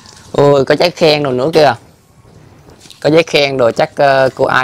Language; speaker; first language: Vietnamese; native; Vietnamese